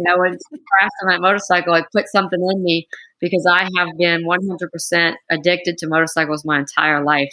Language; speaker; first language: English; native; English